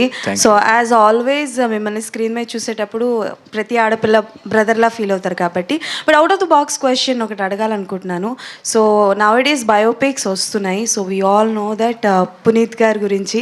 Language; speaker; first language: Telugu; native; Telugu